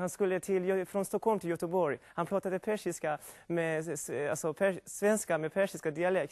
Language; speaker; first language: Swedish; non-native, fluent; Persian